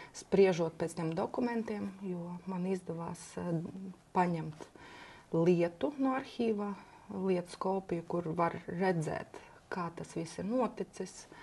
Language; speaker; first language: Latvian; non-native, local second language; Russian